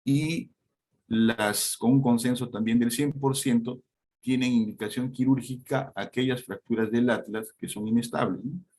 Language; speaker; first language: Spanish; native; Spanish